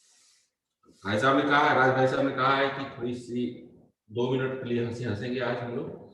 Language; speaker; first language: Hindi; native; Hindi